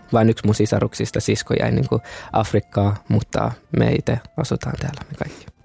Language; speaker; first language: Finnish; early bilingual, other home language; Kinyarwanda